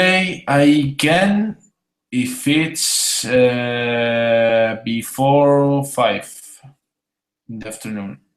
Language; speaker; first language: English; non-native, fluent; Spanish